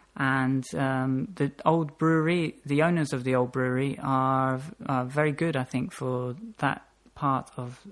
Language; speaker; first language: English; native; English